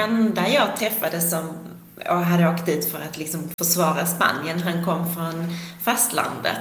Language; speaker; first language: Swedish; native; Swedish